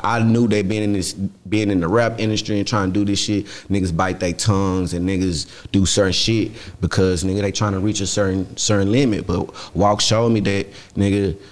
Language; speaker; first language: English; native; English